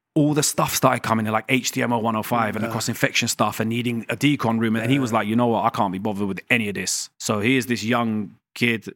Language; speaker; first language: English; native; English